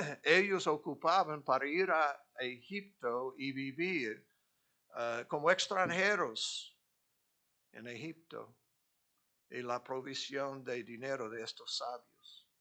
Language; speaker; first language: Spanish; non-native, fluent; English